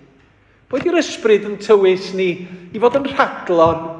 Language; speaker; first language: Welsh; native; Welsh